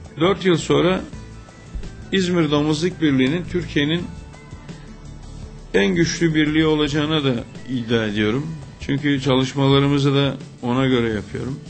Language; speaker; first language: Turkish; native; Turkish